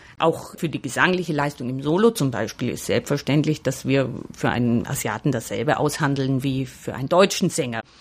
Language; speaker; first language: German; native; German